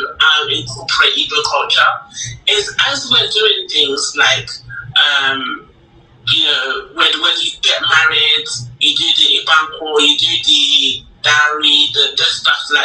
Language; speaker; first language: English; native; English